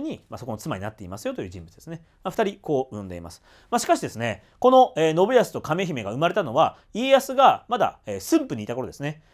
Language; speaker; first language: Japanese; native; Japanese